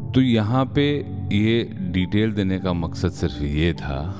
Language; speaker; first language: Hindi; native; Hindi